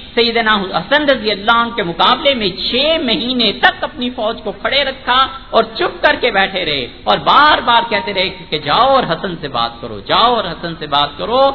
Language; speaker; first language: Urdu; native; Urdu